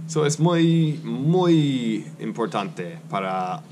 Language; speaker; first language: Spanish; non-native, learner; English